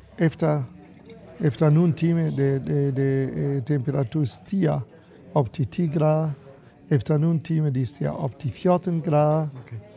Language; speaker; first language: Danish; non-native, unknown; Italian